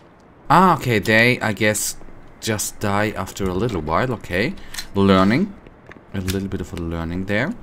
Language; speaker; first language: English; non-native, fluent; German